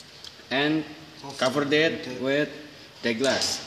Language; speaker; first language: English; non-native, learner; Indonesian